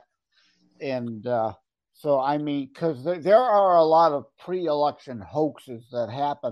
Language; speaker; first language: English; native; English